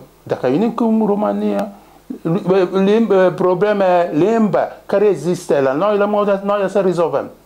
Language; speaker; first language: Romanian; non-native, learner; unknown